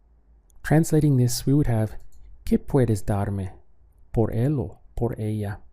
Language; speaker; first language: Spanish; non-native, fluent; English